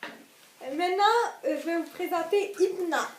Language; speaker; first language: French; native; French